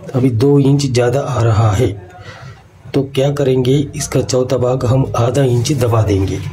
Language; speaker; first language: Hindi; non-native, local second language; Kannada